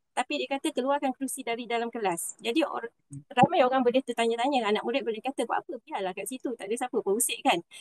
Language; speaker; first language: Malay; native; Malay